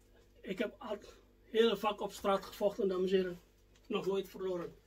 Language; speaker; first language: Dutch; non-native, fluent; Indonesian